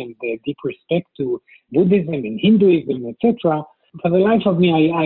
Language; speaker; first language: English; non-native, fluent; Hebrew